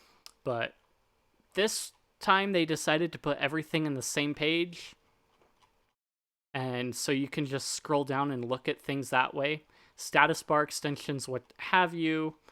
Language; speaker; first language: English; native; English